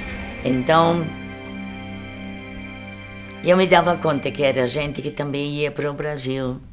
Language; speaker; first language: Portuguese; early bilingual, other home language; German